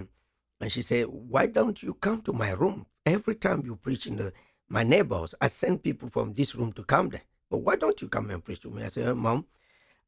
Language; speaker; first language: English; non-native, local second language; French